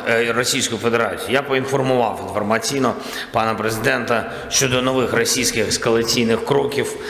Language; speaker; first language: Ukrainian; non-native, local second language; Russian